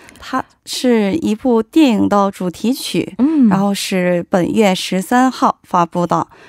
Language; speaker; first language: Chinese; non-native, fluent; Korean